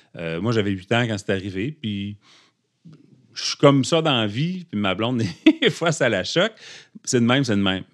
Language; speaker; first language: French; native; French